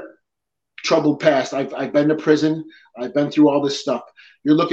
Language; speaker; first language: English; native; English